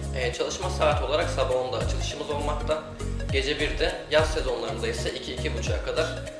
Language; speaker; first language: Turkish; native; Turkish